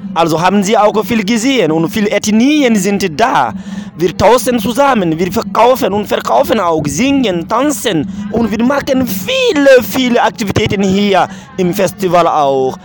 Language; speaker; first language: German; non-native, fluent; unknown